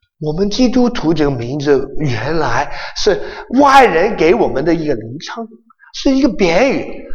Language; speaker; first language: Chinese; non-native, local second language; Cantonese